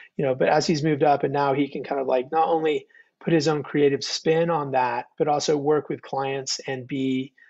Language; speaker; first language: English; native; English